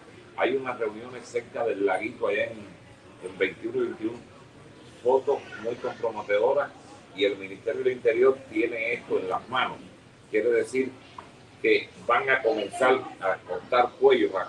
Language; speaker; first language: Spanish; native; Spanish